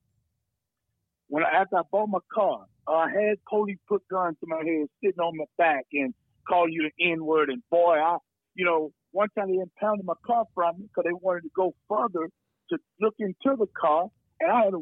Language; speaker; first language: English; native; English